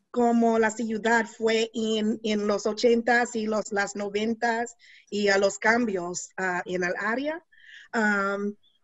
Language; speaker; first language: Spanish; non-native, learner; English